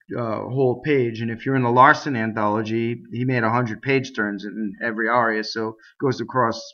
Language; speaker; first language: English; native; English